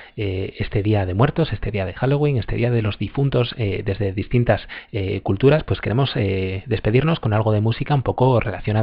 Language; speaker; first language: Spanish; native; Spanish